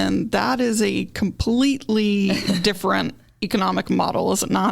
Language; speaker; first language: English; native; English